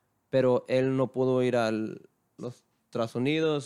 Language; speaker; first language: Spanish; early bilingual, heritage; Spanish